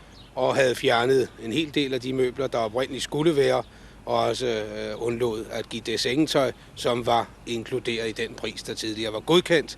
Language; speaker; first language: Danish; native; Danish